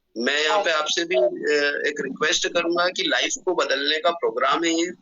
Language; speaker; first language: Hindi; native; Hindi